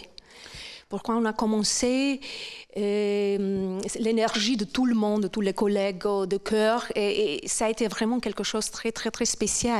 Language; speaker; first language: French; non-native, fluent; Albanian